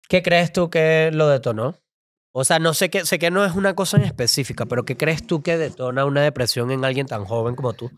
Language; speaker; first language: Spanish; native; Spanish